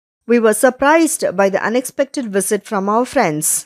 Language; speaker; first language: English; non-native, local second language; Tamil